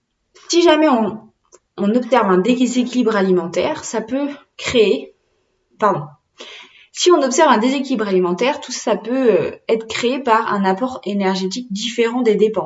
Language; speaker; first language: French; native; French